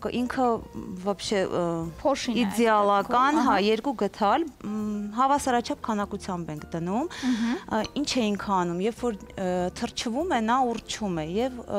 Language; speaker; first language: Armenian; native; Armenian